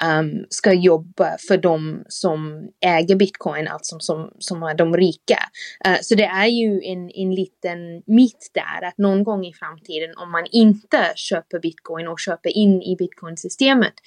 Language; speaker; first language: Swedish; non-native, fluent; English